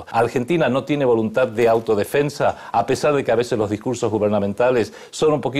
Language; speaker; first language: Spanish; native; Spanish